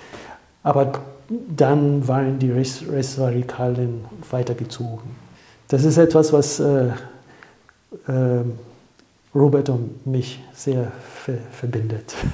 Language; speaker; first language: German; non-native, fluent; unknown